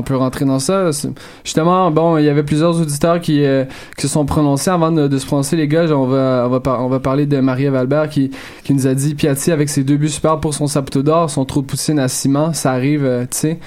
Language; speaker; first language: French; native; French